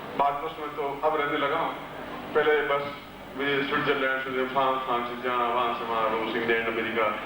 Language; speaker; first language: Hindi; native; Hindi